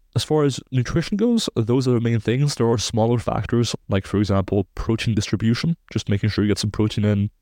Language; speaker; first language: English; non-native, fluent; German